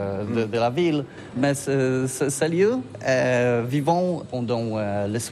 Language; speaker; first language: French; non-native, learner; Polish